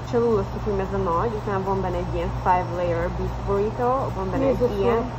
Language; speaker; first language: Hungarian; non-native, fluent; English